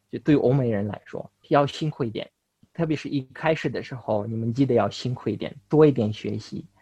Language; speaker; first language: Chinese; non-native, fluent; Russian